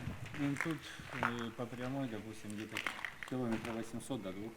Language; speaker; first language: Russian; native; Russian